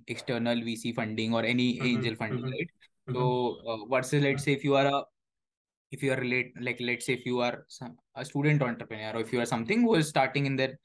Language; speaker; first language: English; non-native, local second language; Hindi